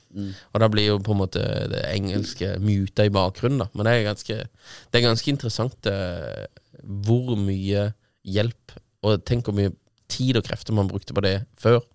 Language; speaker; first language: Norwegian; native; Norwegian